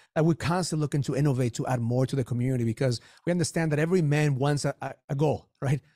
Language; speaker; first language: English; early bilingual, other home language; Spanish